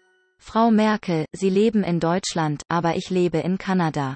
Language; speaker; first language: German; non-native, learner; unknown